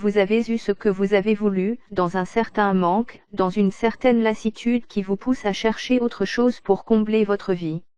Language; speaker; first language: French; native; French